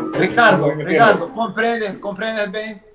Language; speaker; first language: Spanish; non-native, learner; Portuguese